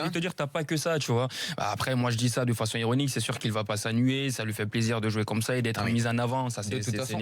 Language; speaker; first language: French; native; French